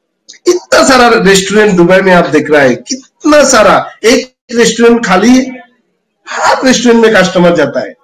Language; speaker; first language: Hindi; non-native, fluent; Bangla